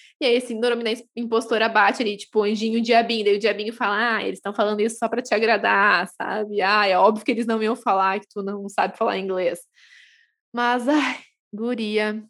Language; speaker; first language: Portuguese; native; Portuguese